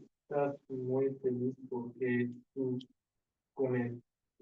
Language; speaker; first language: Spanish; non-native, learner; English